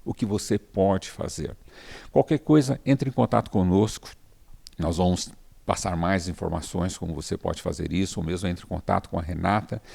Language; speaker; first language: Portuguese; native; Portuguese